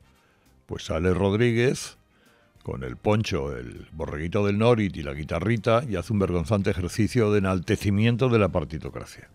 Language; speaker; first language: Spanish; native; Spanish